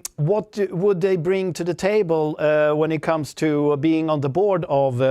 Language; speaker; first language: English; non-native, fluent; Swedish